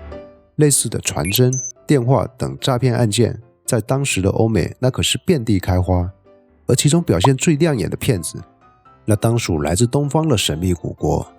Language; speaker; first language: Chinese; native; Chinese